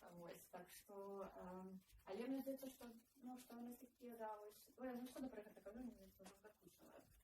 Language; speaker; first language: Belarusian; non-native, local second language; Russian